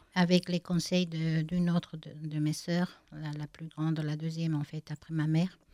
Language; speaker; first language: French; non-native, fluent; Spanish